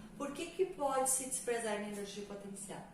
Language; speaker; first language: Portuguese; native; Portuguese